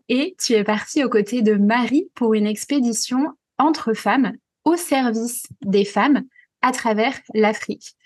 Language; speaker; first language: French; native; French